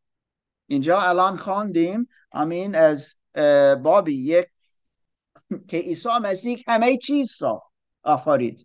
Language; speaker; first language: Persian; non-native, learner; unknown